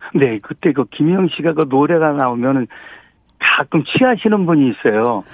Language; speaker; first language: Korean; native; Korean